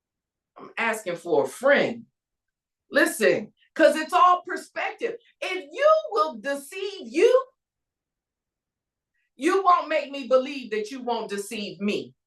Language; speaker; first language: English; native; English